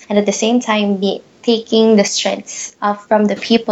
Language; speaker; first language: English; non-native, local second language; Pampanga